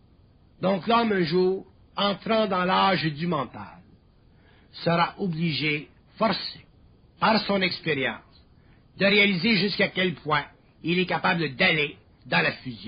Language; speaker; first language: French; native; French